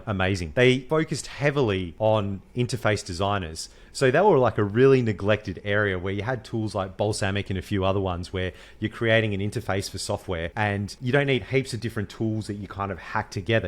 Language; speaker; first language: English; native; English